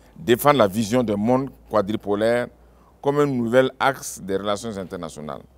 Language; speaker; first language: French; non-native, local second language; Mossi